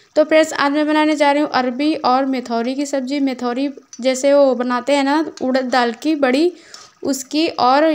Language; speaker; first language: Hindi; native; Hindi